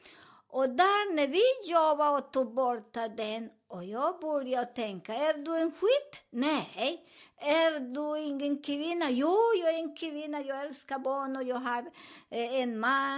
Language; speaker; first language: Swedish; non-native, fluent; Spanish